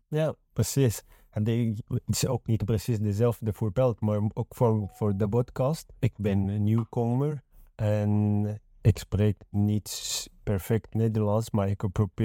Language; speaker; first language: Dutch; non-native, learner; Arabic